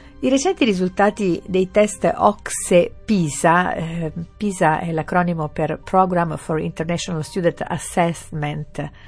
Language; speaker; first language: Italian; native; Italian